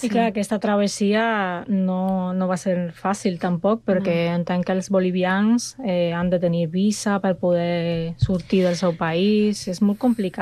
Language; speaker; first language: Catalan; non-native, fluent; Spanish